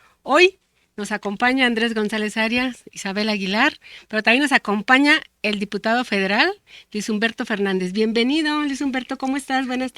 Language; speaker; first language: Spanish; native; Spanish